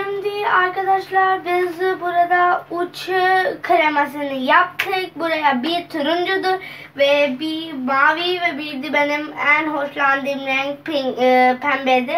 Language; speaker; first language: Turkish; non-native, learner; Urdu